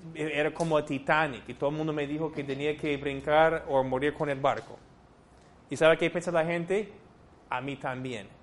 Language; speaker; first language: Spanish; non-native, fluent; English